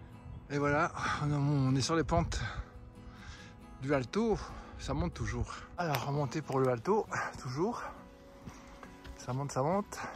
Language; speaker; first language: French; native; French